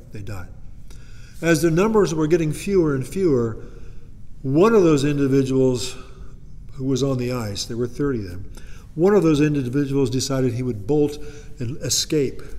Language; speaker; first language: English; native; English